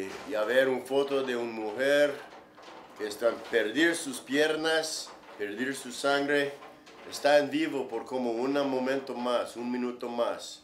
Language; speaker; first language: Spanish; non-native, learner; English